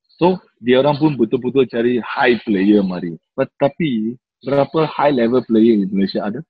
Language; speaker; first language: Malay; non-native, local second language; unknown